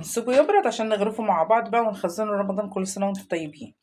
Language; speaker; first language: Arabic; native; Arabic